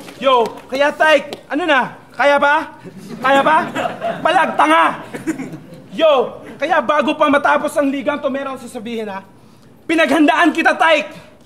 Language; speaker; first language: Filipino; non-native, local second language; Cebuano